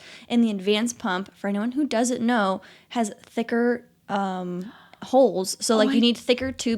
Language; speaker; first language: English; native; English